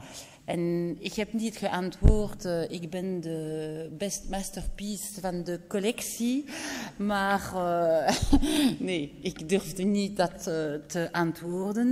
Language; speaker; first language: Dutch; non-native, local second language; French